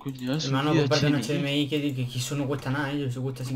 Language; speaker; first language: Spanish; native; Spanish